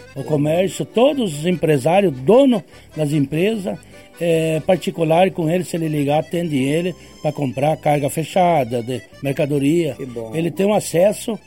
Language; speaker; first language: Portuguese; native; Portuguese